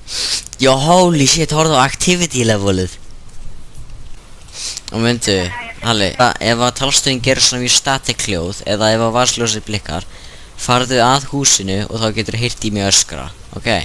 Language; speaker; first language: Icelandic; native; Icelandic